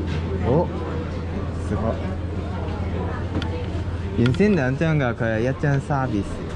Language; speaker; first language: Japanese; non-native, learner; Cantonese